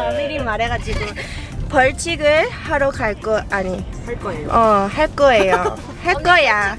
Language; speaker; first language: Korean; early bilingual, heritage; Korean